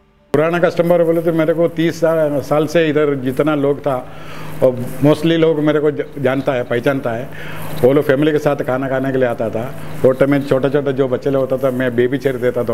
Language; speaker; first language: Hindi; non-native, local second language; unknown